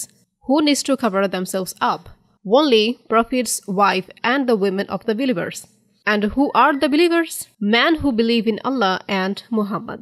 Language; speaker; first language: English; non-native, fluent; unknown